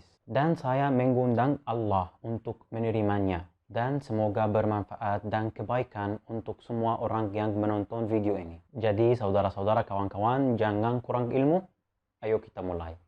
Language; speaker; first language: Indonesian; non-native, fluent; Arabic